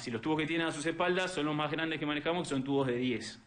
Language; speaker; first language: Spanish; native; Spanish